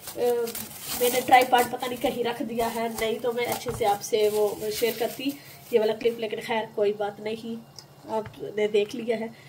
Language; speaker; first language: Urdu; native; Urdu